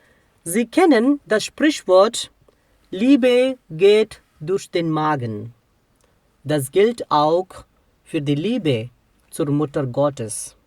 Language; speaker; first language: German; non-native, fluent; Telugu